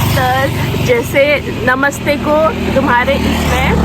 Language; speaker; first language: Marathi; non-native, local second language; Garhwali